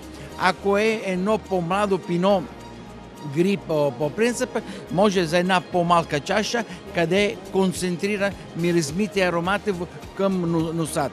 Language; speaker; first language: Bulgarian; non-native, fluent; Italian